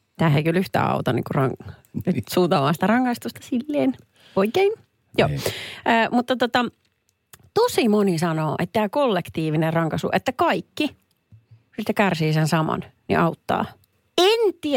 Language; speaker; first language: Finnish; native; Finnish